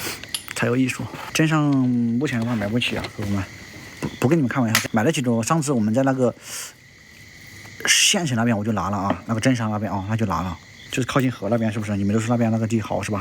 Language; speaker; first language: Chinese; native; Chinese